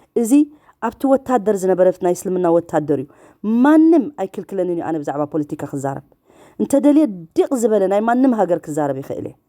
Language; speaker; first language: Tigrinya; native; Tigrinya